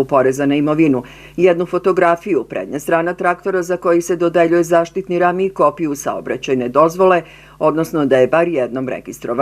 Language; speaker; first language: Serbian; native; Serbian